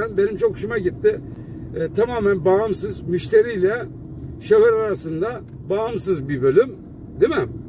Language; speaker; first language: Turkish; native; Turkish